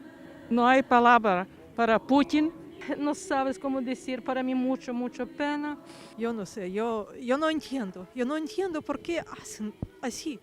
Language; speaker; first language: Spanish; non-native, learner; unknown